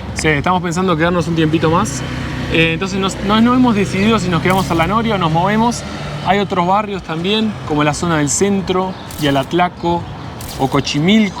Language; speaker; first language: Spanish; native; Spanish